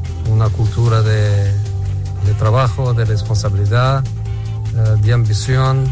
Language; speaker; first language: Spanish; non-native, fluent; Portuguese